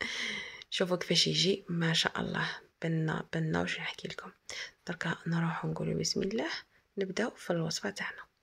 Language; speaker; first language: Arabic; native; Arabic